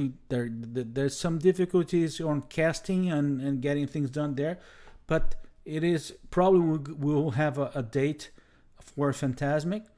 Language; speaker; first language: English; non-native, fluent; Portuguese